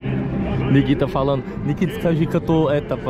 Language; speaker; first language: Russian; non-native, learner; Portuguese